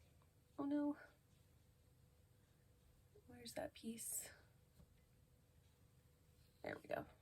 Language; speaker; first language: English; native; English